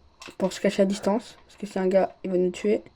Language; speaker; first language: French; native; French